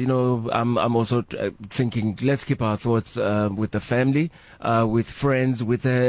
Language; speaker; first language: English; non-native, local second language; Zulu